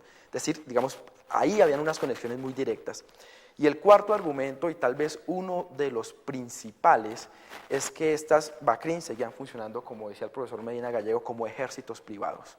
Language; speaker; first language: Spanish; native; Spanish